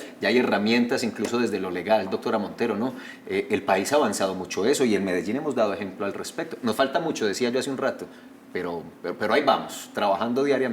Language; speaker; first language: Spanish; native; Spanish